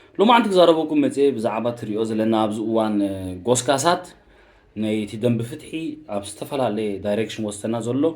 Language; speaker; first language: Tigrinya; early bilingual, heritage; Tigrinya